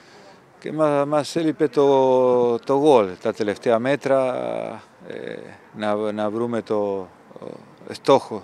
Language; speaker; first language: Greek; non-native, fluent; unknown